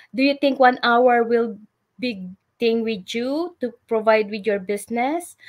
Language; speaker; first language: English; non-native, local second language; Filipino